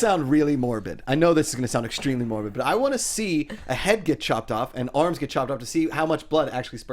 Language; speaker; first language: English; native; English